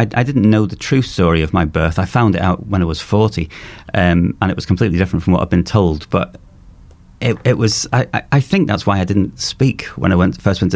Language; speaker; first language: English; native; English